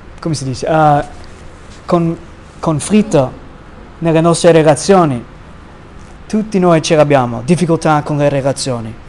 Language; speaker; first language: Italian; non-native, fluent; English